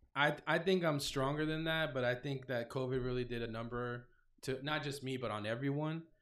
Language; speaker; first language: English; native; English